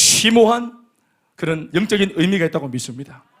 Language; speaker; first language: Korean; native; Korean